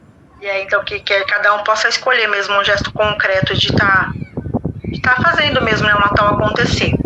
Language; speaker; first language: Portuguese; native; Portuguese